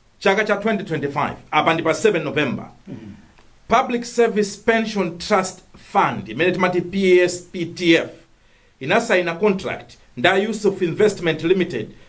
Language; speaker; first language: Nyanja; non-native, local second language; Tumbuka